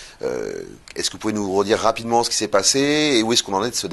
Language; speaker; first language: French; native; French